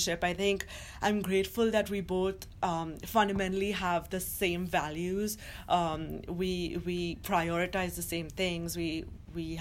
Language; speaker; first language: English; non-native, local second language; Hindi